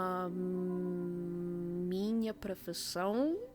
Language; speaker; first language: Portuguese; non-native, learner; English